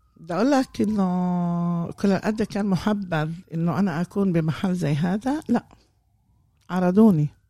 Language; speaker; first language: Arabic; native; Arabic